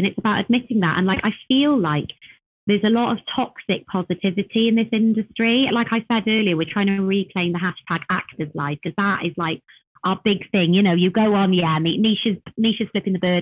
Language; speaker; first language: English; native; English